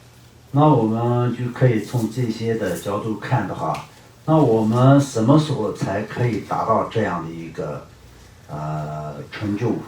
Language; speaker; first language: Chinese; non-native, local second language; Tibetan